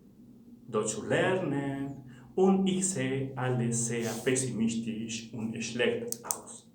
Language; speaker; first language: German; non-native, fluent; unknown